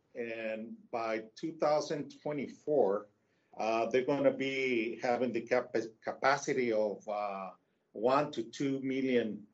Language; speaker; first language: English; non-native, fluent; Spanish